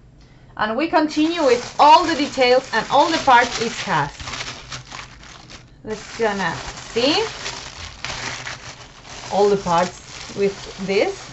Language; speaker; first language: English; non-native, fluent; Spanish